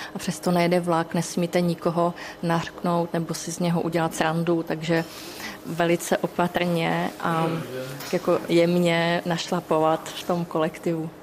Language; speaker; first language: Czech; native; Czech